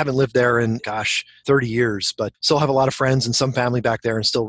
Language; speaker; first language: English; native; English